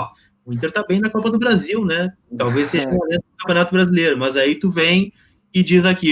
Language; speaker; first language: Portuguese; native; Portuguese